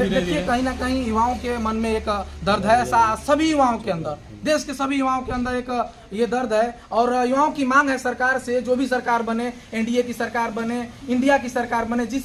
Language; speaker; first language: Hindi; native; Hindi